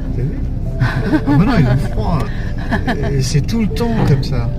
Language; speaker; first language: French; native; French